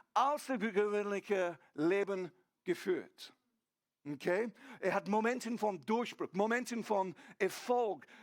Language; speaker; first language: German; non-native, fluent; English